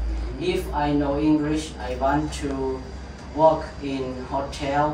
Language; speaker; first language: English; non-native, learner; Hmong